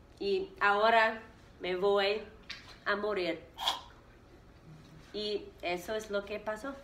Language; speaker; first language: Spanish; non-native, fluent; English